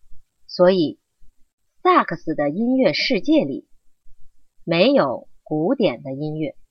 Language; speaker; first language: Chinese; non-native, learner; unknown